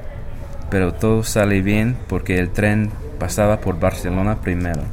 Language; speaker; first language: Spanish; non-native, learner; English